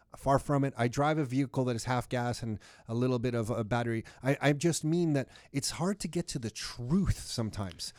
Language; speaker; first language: English; native; English